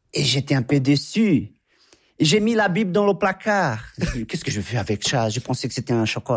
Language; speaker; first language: French; non-native, fluent; Portuguese